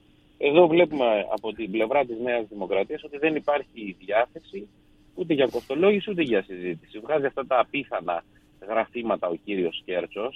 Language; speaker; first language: Greek; native; Greek